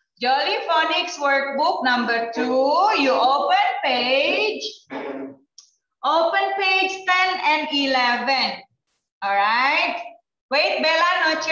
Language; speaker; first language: English; non-native, learner; Indonesian